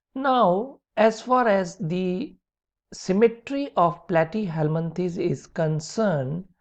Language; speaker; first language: English; non-native, local second language; Hindi